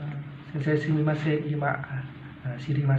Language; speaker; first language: Japanese; non-native, learner; Vietnamese